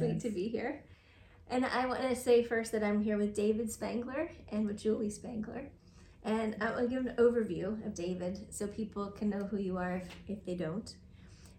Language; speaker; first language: English; native; English